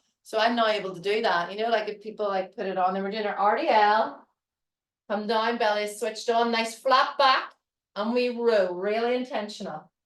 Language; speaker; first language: English; native; English